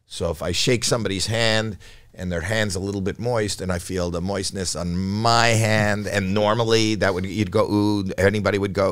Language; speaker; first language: English; native; English